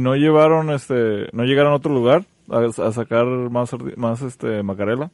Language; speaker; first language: Spanish; native; Spanish